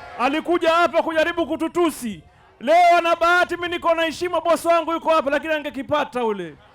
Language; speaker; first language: Swahili; native; Swahili